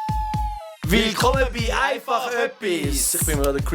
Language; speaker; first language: German; native; German